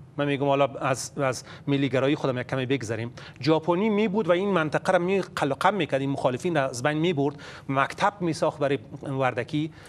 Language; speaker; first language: Persian; native; Persian